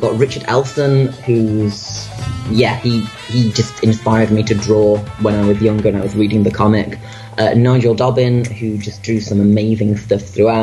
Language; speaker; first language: English; native; English